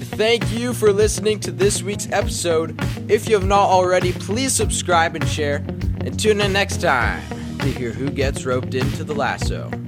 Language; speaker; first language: English; native; English